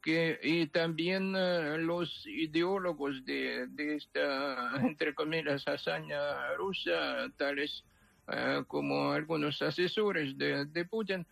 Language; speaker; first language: Spanish; non-native, fluent; Ukrainian